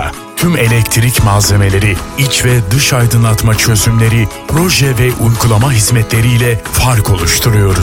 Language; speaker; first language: Turkish; native; Turkish